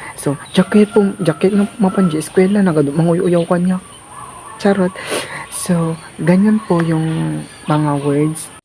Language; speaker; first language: Filipino; non-native, local second language; Iloko